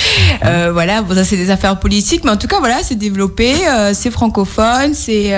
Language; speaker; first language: French; non-native, local second language; Sango